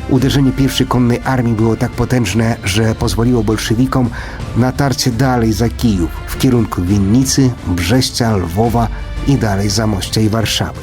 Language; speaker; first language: Polish; non-native, fluent; Ukrainian